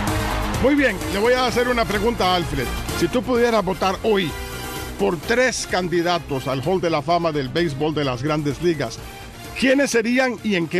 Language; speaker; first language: Spanish; native; Spanish